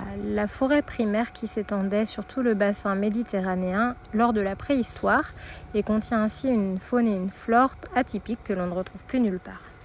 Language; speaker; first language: French; native; French